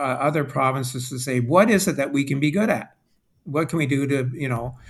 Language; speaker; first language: English; native; English